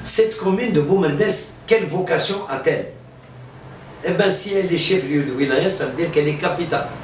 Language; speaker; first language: French; non-native, local second language; Arabic